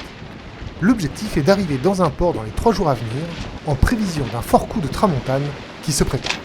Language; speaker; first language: French; native; French